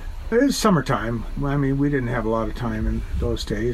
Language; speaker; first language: English; native; English